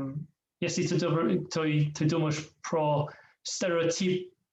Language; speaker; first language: Russian; non-native, learner; English